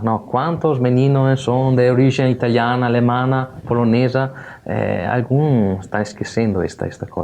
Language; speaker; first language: Portuguese; non-native, learner; Italian